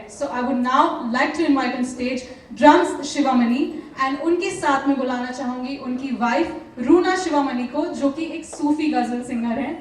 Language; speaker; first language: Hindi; native; Hindi